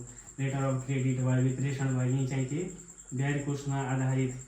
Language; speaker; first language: Nepali; native; Nepali